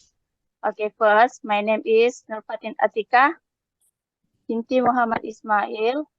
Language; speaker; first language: English; non-native, learner; Malay